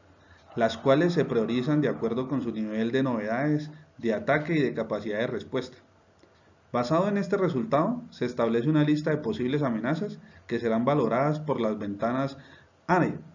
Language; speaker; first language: Spanish; native; Spanish